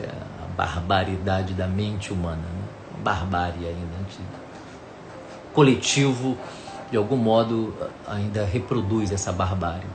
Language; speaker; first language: Portuguese; native; Portuguese